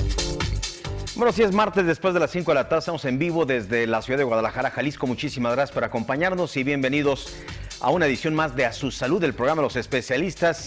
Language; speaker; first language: Spanish; native; Spanish